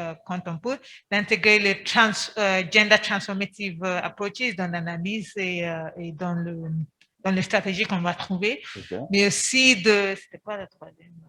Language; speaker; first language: French; non-native, fluent; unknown